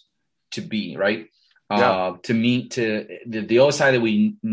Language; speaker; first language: English; early bilingual, other home language; Spanish